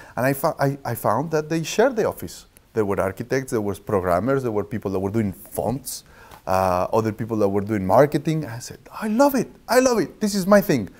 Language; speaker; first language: English; non-native, fluent; Spanish